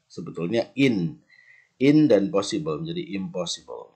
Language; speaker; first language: Indonesian; native; Indonesian